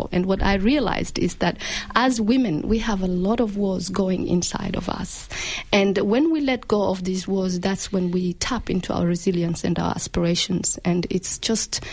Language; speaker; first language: English; non-native, local second language; Somali